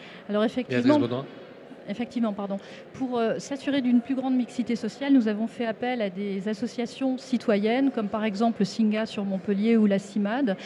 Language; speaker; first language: French; native; French